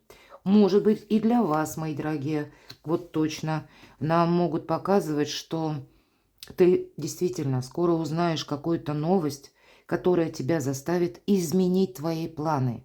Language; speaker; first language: Russian; native; Russian